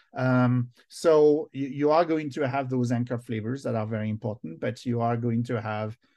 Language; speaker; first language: English; non-native, fluent; French